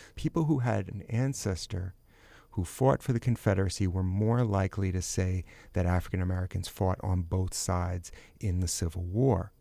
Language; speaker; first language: English; native; English